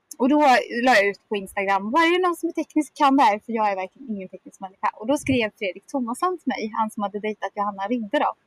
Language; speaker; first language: Swedish; native; Swedish